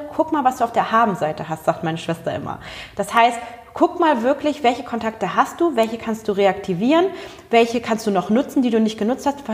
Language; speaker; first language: German; native; German